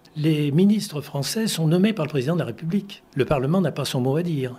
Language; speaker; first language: French; native; French